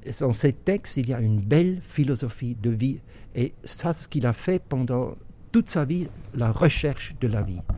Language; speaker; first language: French; non-native, local second language; German